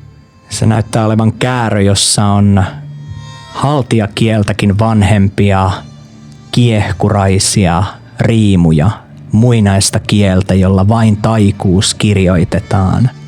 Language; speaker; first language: Finnish; native; Finnish